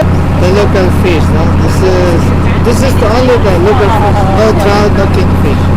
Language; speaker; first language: English; non-native, learner; Spanish